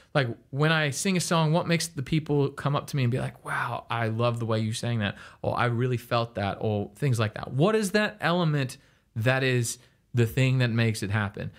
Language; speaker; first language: English; native; English